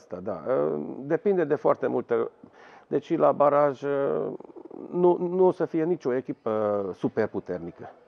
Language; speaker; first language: Romanian; non-native, local second language; Hungarian